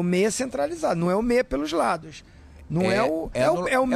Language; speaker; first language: Portuguese; native; Portuguese